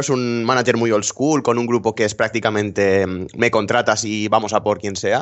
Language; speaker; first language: Spanish; native; Spanish